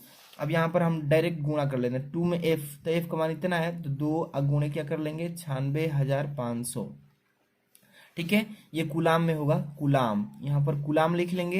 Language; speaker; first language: Hindi; native; Hindi